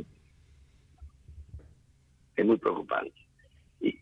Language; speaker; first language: Spanish; native; Spanish